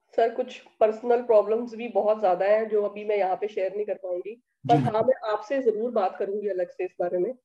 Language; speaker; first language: Hindi; native; Hindi